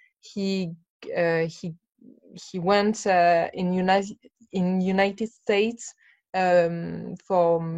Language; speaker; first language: English; non-native, learner; French